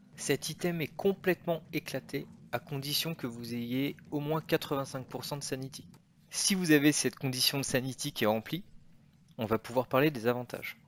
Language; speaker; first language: French; native; French